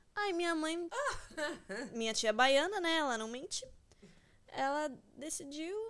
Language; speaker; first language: Portuguese; early bilingual, heritage; Portuguese